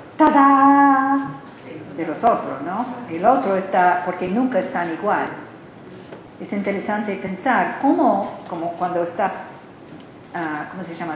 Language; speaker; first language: Spanish; non-native, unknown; English